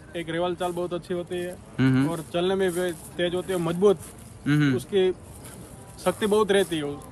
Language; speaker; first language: Hindi; non-native, local second language; Gujarati